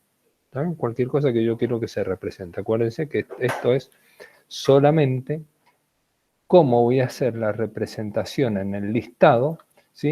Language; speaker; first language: Spanish; native; Spanish